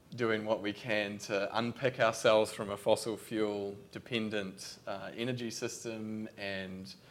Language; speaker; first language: English; native; English